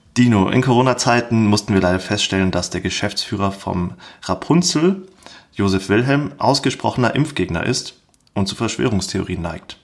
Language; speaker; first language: German; native; German